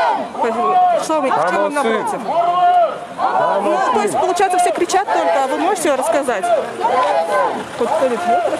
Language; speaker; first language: Russian; native; Russian